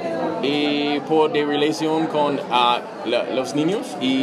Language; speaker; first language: Spanish; non-native, learner; English